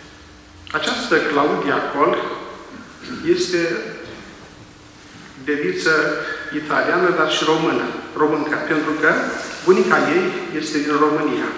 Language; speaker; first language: Romanian; native; Romanian